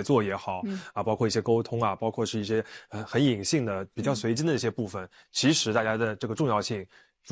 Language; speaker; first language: Chinese; native; Chinese